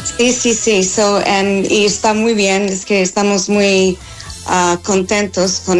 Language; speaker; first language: Spanish; non-native, fluent; English